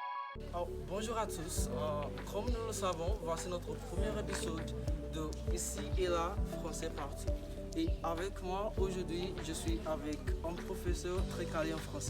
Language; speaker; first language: French; non-native, learner; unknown